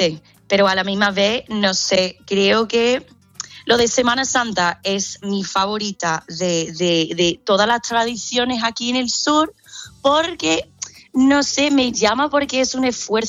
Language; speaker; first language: Spanish; non-native, fluent; English